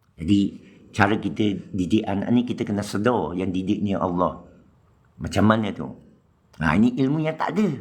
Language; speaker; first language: Malay; non-native, local second language; Chinese